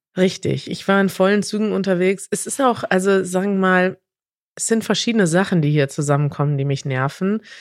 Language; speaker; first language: German; native; German